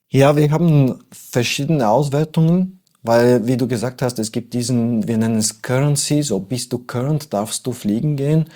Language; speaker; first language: German; non-native, fluent; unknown